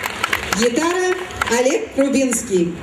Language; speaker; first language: Russian; native; Russian